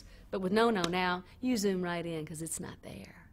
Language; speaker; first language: English; native; English